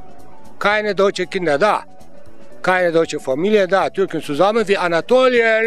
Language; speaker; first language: German; non-native, learner; Turkish